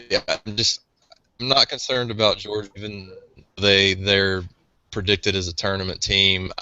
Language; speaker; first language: English; native; English